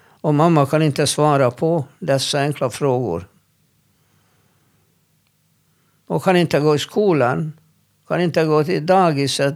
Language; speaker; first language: Swedish; non-native, fluent; Hungarian